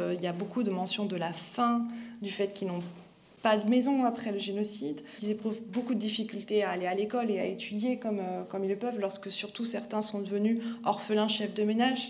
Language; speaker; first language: French; native; French